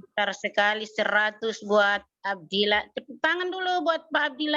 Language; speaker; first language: Indonesian; native; Indonesian